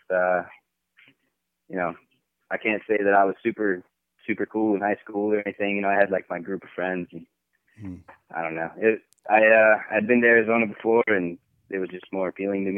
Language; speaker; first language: English; native; English